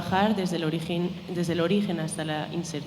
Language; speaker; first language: Spanish; native; Spanish